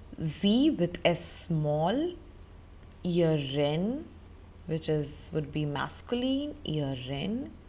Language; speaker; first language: German; non-native, fluent; Hindi